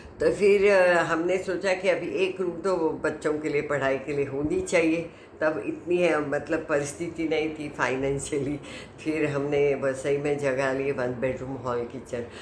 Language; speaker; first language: Hindi; non-native, local second language; Marathi